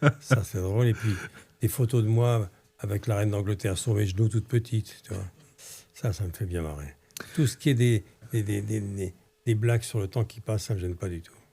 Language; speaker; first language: French; early bilingual, other home language; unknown